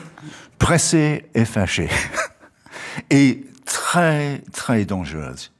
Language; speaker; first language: French; non-native, fluent; English